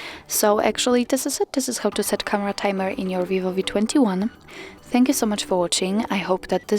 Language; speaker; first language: English; non-native, fluent; Polish